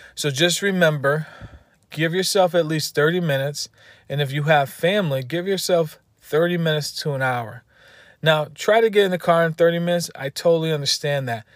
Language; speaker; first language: English; native; English